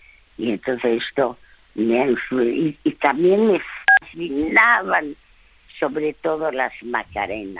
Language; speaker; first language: Spanish; early bilingual, other home language; French